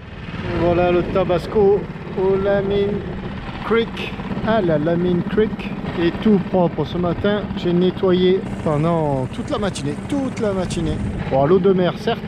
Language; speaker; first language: French; native; French